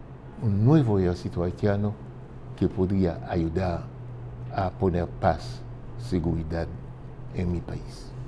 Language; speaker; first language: Spanish; non-native, fluent; French